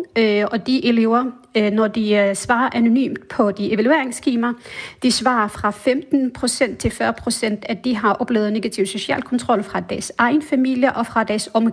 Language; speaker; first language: Danish; non-native, fluent; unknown